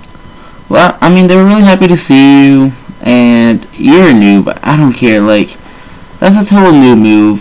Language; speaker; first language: English; native; English